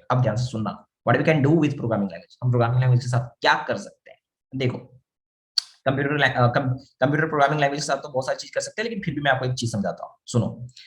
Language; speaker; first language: Hindi; native; Hindi